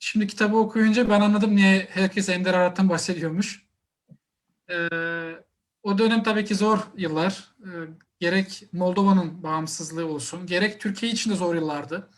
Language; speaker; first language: Turkish; native; Turkish